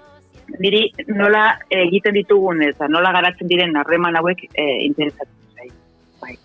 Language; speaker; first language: Basque; non-native, local second language; Spanish